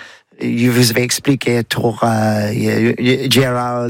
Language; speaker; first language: French; non-native, learner; English